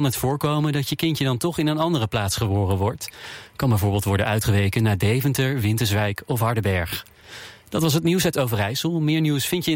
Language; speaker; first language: Dutch; native; Dutch